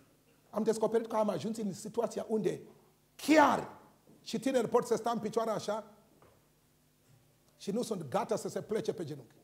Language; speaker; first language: Romanian; non-native, learner; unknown